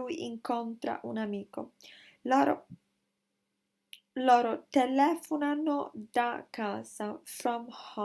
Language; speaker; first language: Italian; non-native, learner; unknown